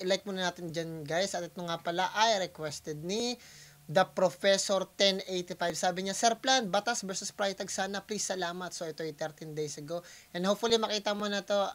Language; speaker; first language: Filipino; native; Filipino